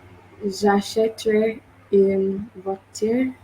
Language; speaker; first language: French; non-native, learner; English